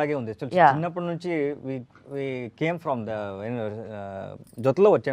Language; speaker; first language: Telugu; non-native, learner; Kannada